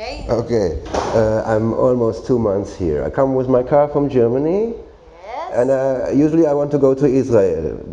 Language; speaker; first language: English; non-native, learner; German